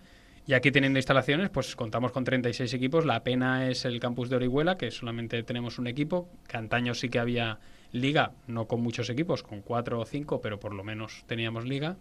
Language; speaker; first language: Spanish; native; Spanish